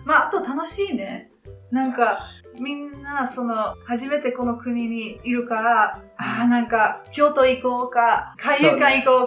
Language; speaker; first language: Japanese; non-native, fluent; Dutch